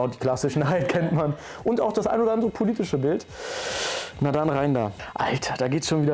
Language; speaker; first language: German; native; German